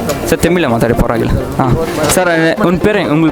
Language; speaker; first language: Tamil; non-native, learner; Kannada